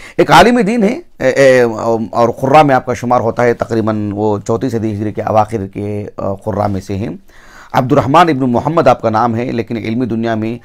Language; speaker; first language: Urdu; native; Urdu